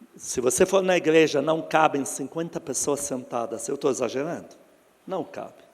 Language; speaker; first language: Portuguese; non-native, fluent; Arabic